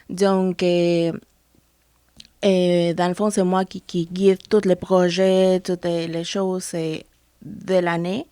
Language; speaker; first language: French; non-native, fluent; Spanish